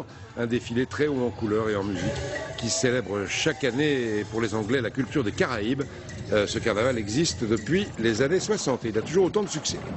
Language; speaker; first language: French; native; French